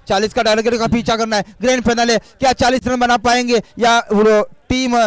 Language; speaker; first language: Hindi; non-native, local second language; Marathi